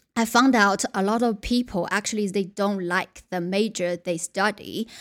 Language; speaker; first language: English; non-native, fluent; Chinese